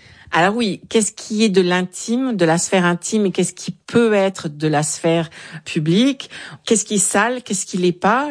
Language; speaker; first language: French; native; French